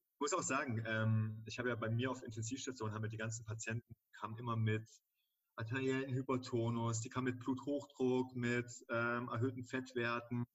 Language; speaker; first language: German; native; German